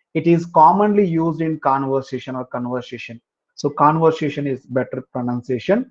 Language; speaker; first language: English; non-native, local second language; Kannada